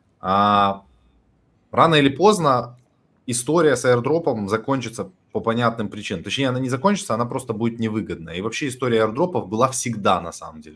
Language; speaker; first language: Russian; native; Russian